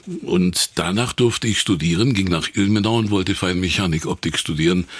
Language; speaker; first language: German; native; German